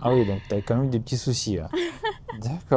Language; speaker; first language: French; native; French